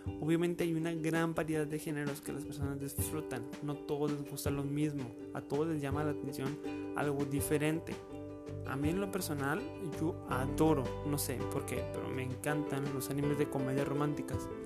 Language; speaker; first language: Spanish; native; Spanish